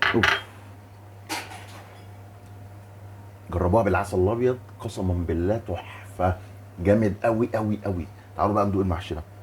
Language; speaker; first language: Arabic; native; Arabic